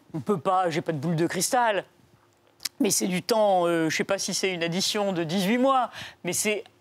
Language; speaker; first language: French; native; French